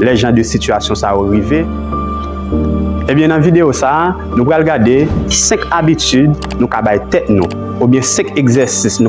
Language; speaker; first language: French; non-native, local second language; Haitian Creole